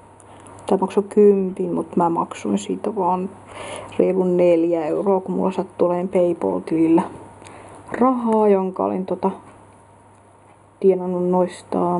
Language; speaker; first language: Finnish; native; Finnish